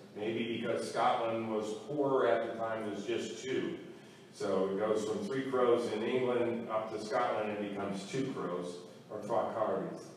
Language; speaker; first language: English; native; English